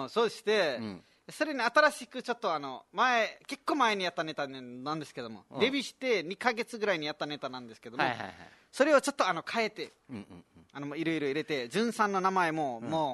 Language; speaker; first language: Japanese; non-native, fluent; Nepali